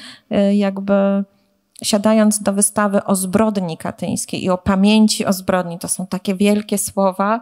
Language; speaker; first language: Polish; native; Polish